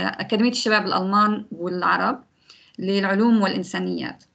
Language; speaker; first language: Arabic; native; Arabic